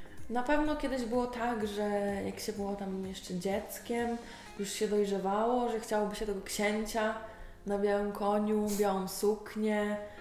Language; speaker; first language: Polish; native; Polish